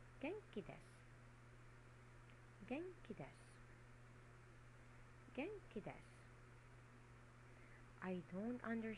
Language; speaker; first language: Japanese; non-native, learner; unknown